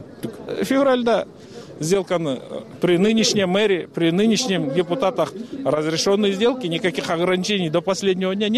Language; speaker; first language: Russian; non-native, local second language; Kyrgyz